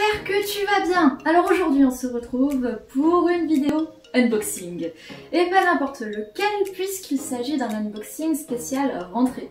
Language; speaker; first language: French; native; French